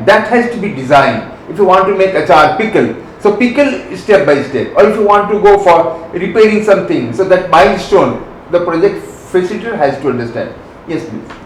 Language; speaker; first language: English; non-native, local second language; Bangla